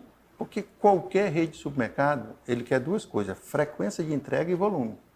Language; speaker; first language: Portuguese; native; Portuguese